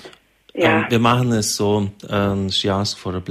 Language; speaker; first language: German; native; German